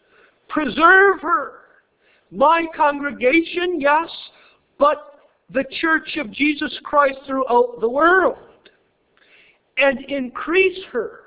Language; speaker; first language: English; native; English